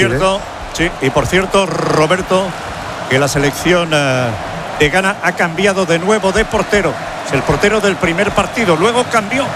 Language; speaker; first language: Spanish; native; Spanish